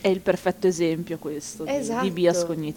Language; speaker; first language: Italian; native; Italian